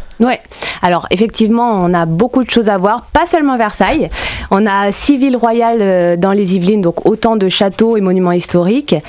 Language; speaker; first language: French; native; French